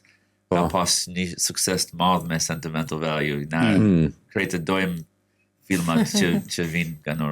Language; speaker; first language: Albanian; non-native, fluent; English